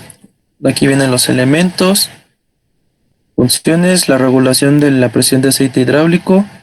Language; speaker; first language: Spanish; native; Spanish